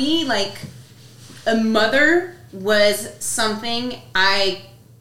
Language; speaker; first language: English; non-native, fluent; French